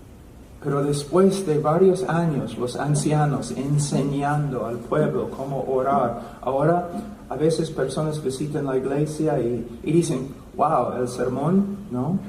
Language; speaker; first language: Spanish; non-native, fluent; English